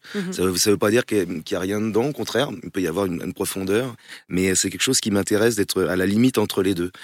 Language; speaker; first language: French; native; French